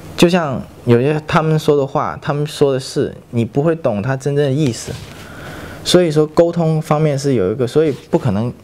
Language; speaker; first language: Chinese; native; Chinese